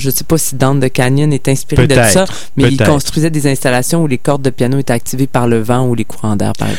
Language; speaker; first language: French; native; French